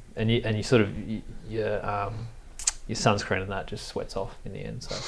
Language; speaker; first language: English; native; English